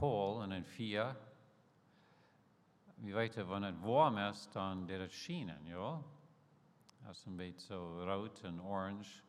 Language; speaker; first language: German; early bilingual, heritage; Plautdietsch